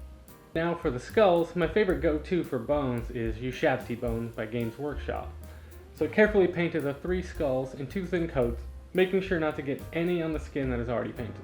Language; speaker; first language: English; native; English